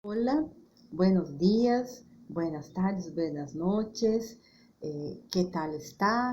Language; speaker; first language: Spanish; non-native, fluent; Portuguese